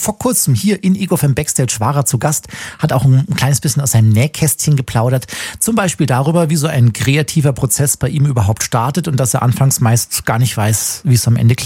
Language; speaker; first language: German; native; German